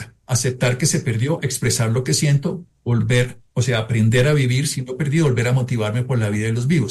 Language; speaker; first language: Spanish; native; Spanish